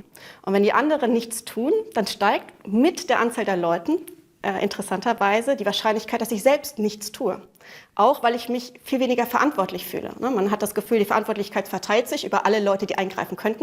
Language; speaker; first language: German; native; German